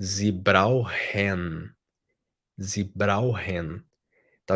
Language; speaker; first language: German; non-native, fluent; Portuguese